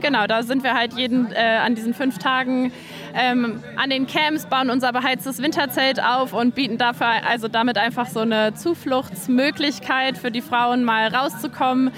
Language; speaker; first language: German; native; German